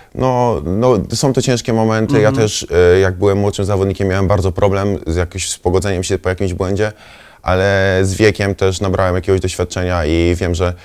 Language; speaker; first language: Polish; native; Polish